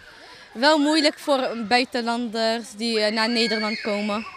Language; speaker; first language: Dutch; non-native, learner; Arabic